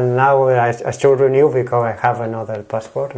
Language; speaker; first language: English; non-native, learner; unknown